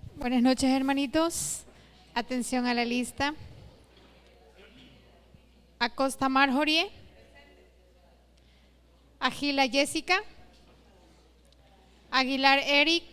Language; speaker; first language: Spanish; native; Spanish